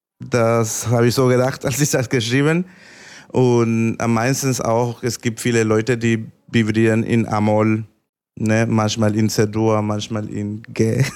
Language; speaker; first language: German; non-native, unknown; Spanish